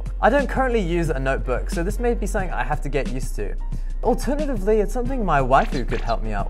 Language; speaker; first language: English; native; English